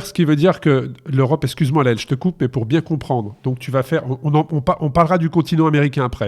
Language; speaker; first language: French; native; French